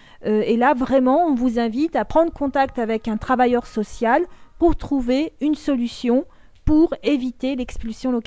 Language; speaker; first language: French; native; French